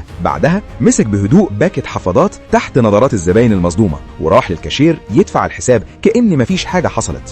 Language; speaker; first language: Arabic; native; Arabic